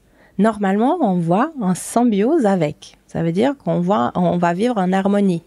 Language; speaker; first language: French; non-native, fluent; Portuguese